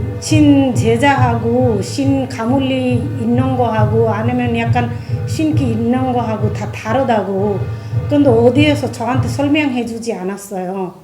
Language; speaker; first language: Korean; non-native, fluent; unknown